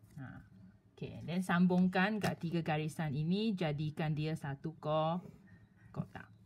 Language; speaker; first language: Malay; non-native, local second language; Chinese